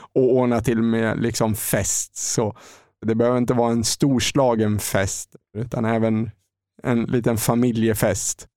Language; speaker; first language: Swedish; native; Swedish